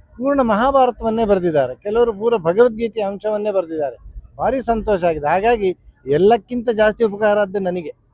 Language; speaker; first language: Kannada; non-native, local second language; Tulu